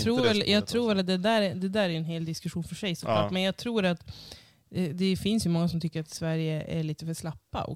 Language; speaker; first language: Swedish; native; Swedish